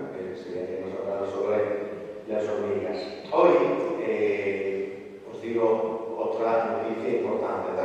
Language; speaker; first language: Spanish; non-native, fluent; Italian